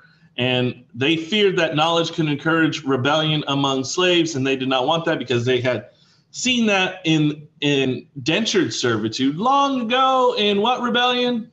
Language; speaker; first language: English; native; English